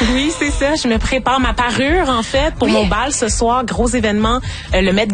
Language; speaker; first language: French; native; French